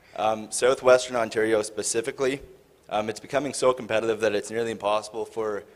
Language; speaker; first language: English; native; English